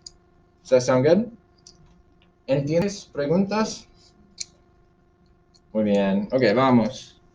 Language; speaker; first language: Spanish; non-native, fluent; English